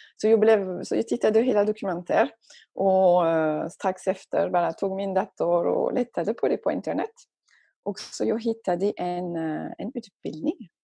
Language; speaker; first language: Swedish; non-native, fluent; French